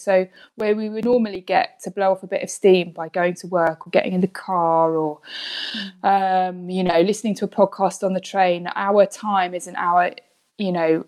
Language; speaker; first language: English; native; English